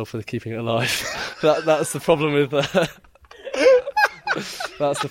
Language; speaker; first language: English; native; English